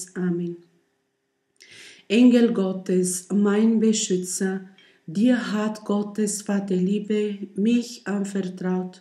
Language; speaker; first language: German; non-native, learner; Portuguese